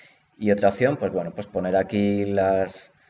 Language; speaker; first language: Spanish; native; Spanish